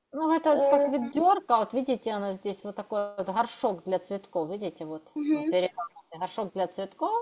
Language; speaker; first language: Russian; native; Russian